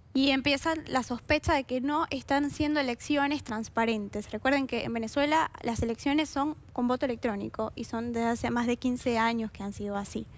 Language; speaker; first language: Spanish; native; Spanish